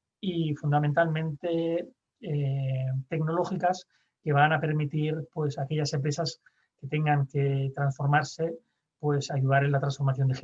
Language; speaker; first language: Spanish; native; Spanish